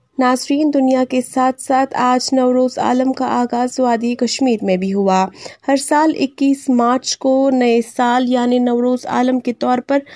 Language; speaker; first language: Urdu; non-native, local second language; Kashmiri